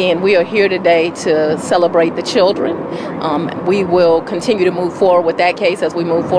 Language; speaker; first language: English; native; English